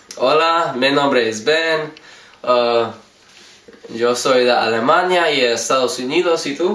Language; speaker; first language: Spanish; non-native, learner; English